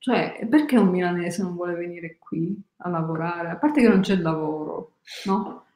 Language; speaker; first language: Italian; native; Italian